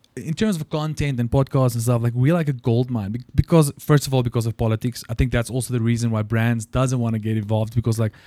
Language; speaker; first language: English; non-native, local second language; Afrikaans